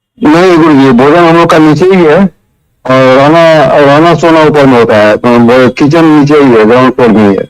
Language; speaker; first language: Hindi; native; Hindi